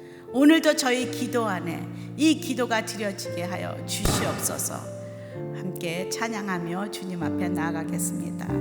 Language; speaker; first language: Korean; native; Korean